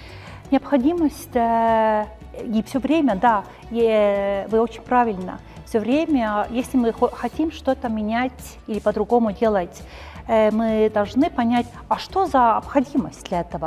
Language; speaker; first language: Russian; non-native, fluent; Estonian